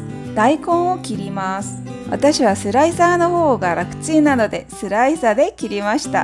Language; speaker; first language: Japanese; non-native, fluent; Korean